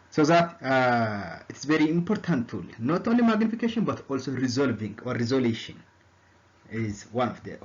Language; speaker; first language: English; non-native, local second language; Amharic